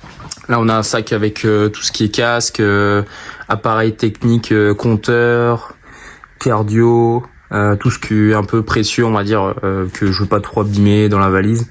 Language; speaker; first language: French; native; French